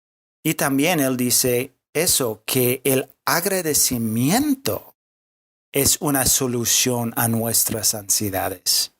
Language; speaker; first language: Spanish; non-native, fluent; English